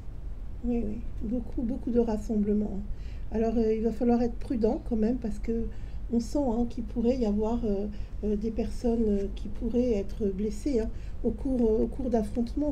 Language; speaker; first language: French; native; French